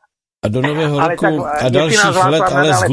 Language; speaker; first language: Czech; native; Czech